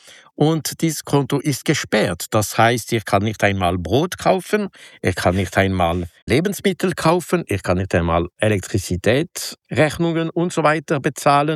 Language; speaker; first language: German; non-native, local second language; French